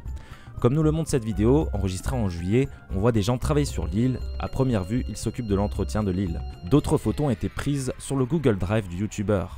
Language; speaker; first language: French; native; French